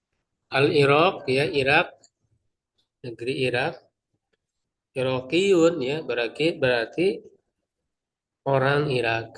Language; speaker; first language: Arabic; non-native, fluent; Indonesian